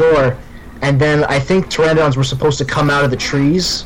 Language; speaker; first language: English; native; English